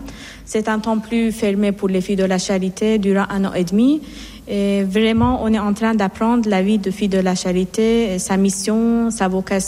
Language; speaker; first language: French; non-native, fluent; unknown